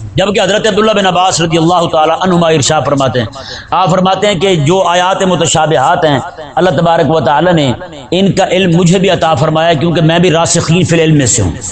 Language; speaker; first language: Urdu; native; Urdu